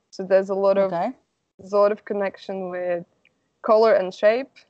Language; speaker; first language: English; non-native, fluent; Slovak